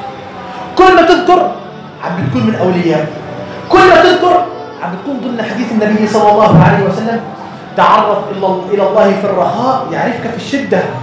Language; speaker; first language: Arabic; native; Arabic